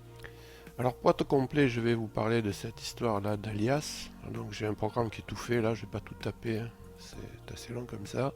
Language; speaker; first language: French; native; French